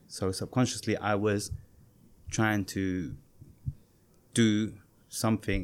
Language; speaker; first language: English; native; English